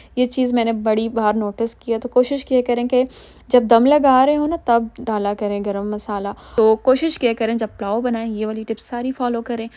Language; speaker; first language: Urdu; native; Urdu